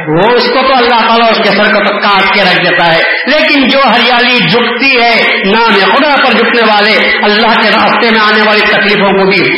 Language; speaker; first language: Urdu; native; Urdu